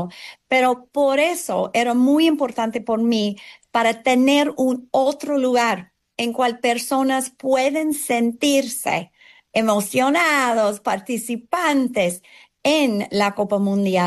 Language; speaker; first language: Spanish; non-native, fluent; English